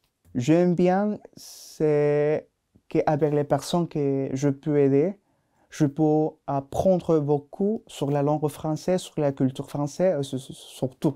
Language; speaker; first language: French; non-native, learner; Spanish